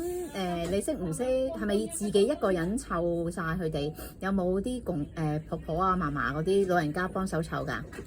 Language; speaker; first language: Cantonese; native; Cantonese